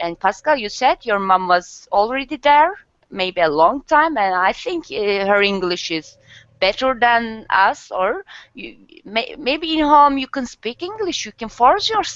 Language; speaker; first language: English; non-native, learner; Turkish